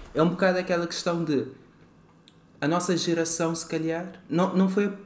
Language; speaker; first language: Portuguese; non-native, local second language; Kabuverdianu